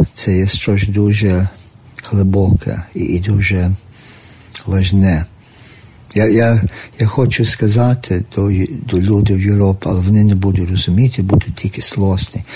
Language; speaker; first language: Ukrainian; early bilingual, heritage; Ukrainian